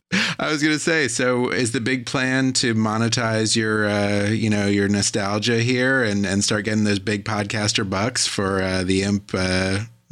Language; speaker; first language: English; native; English